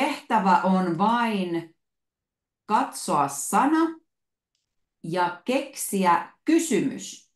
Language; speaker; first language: Finnish; native; Finnish